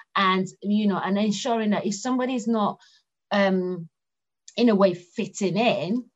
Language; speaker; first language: English; non-native, local second language; Yoruba